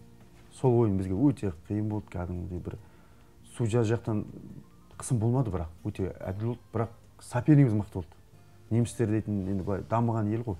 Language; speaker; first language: Kazakh; native; Kazakh